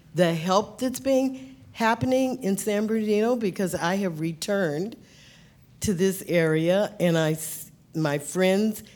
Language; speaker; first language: English; native; English